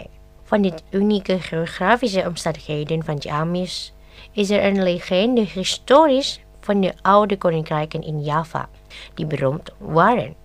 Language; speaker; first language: Dutch; non-native, fluent; Indonesian